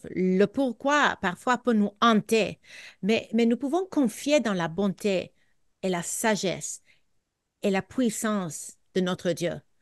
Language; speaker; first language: French; non-native, fluent; English